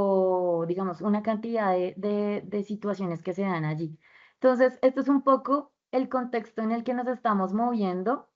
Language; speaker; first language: Spanish; native; Spanish